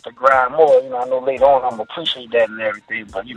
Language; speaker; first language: English; native; English